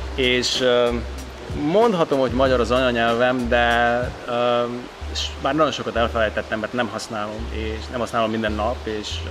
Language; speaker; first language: Hungarian; non-native, local second language; Slovak